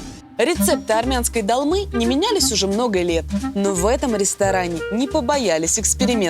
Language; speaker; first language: Russian; native; Russian